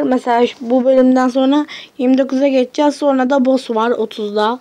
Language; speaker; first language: Turkish; native; Turkish